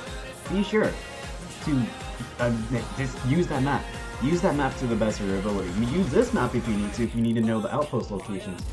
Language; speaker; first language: English; native; English